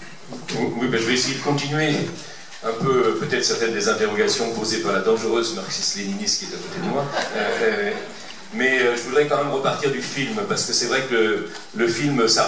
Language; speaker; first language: French; native; French